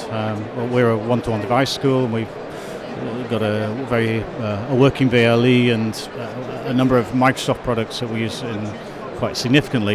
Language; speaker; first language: English; native; English